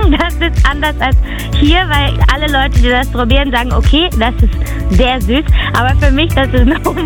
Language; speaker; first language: German; non-native, learner; Portuguese